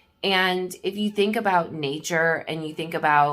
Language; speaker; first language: English; native; English